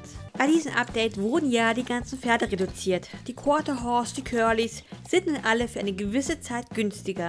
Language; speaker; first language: German; native; German